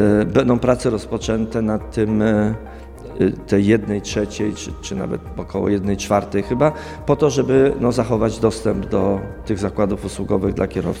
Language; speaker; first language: Polish; native; Polish